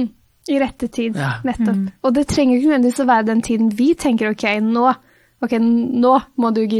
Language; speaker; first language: Norwegian; native; Norwegian